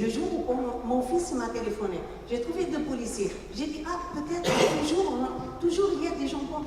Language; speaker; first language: French; non-native, local second language; Arabic